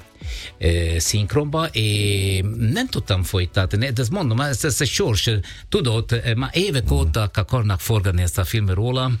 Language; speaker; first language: Hungarian; non-native, learner; Italian